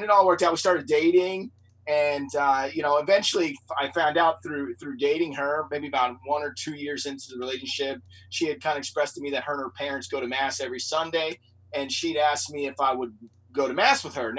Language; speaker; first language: English; native; English